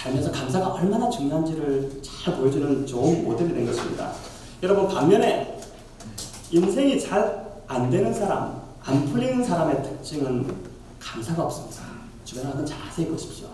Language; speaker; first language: Korean; native; Korean